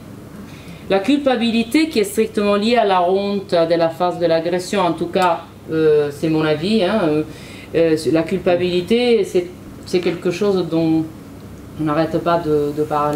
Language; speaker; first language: French; native; French